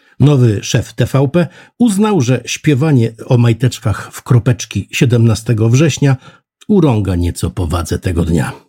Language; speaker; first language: Polish; native; Polish